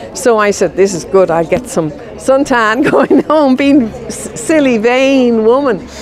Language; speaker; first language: English; native; English